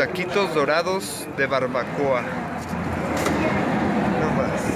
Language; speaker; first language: Spanish; early bilingual, heritage; English